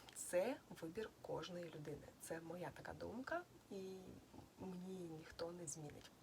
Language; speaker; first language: Ukrainian; non-native, local second language; Russian